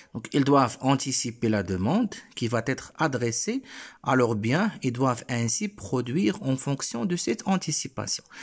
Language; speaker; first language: French; non-native, local second language; Arabic